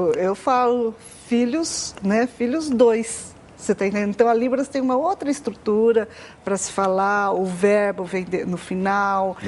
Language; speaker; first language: Portuguese; non-native, local second language; Japanese